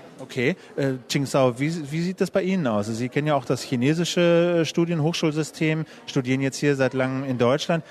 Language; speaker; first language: German; native; German